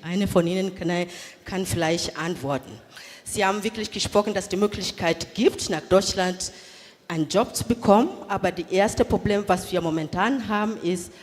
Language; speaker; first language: German; non-native, fluent; Swahili